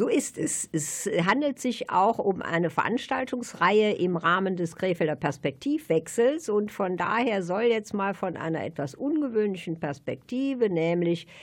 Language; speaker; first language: German; native; German